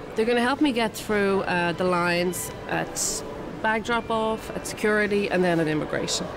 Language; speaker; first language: English; native; English